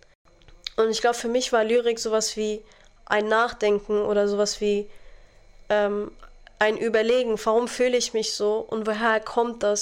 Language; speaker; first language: German; non-native, fluent; Arabic